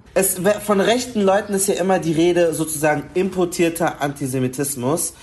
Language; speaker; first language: German; early bilingual, other home language; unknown